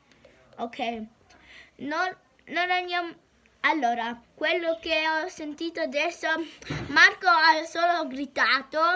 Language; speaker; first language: Italian; early bilingual, heritage; Italian